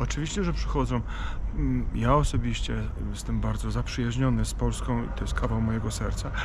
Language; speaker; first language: Polish; non-native, fluent; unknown